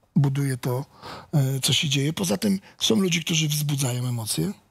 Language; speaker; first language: Polish; native; Polish